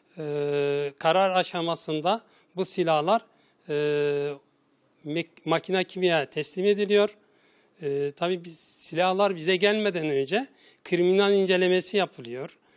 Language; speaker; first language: Turkish; native; Turkish